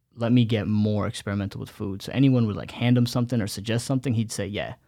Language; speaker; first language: English; early bilingual, other home language; Bangla